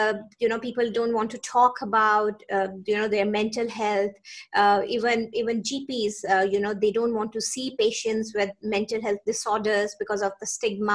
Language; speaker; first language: English; non-native, local second language; Hindi